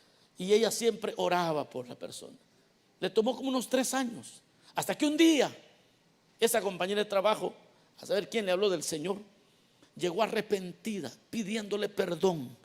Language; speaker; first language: Spanish; native; Spanish